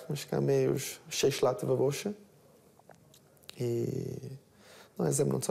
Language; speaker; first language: Polish; non-native, learner; Portuguese